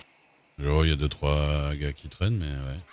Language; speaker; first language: French; native; French